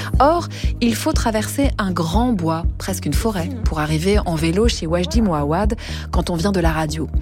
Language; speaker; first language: French; native; French